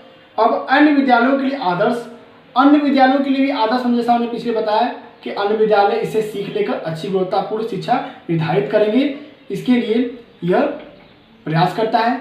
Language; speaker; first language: Hindi; native; Hindi